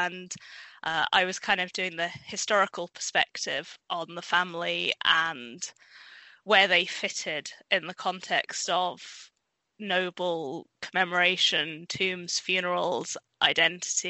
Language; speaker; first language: English; native; English